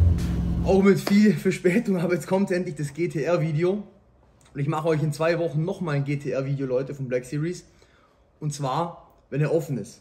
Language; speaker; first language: German; native; German